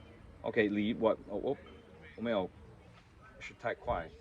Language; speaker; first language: Chinese; non-native, learner; English